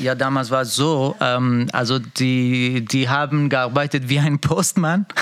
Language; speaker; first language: German; non-native, learner; Persian